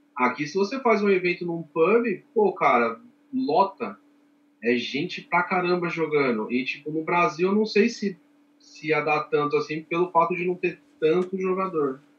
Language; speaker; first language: Portuguese; native; Portuguese